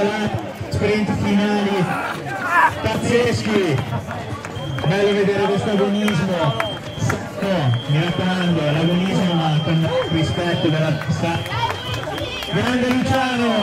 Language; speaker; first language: Italian; native; Italian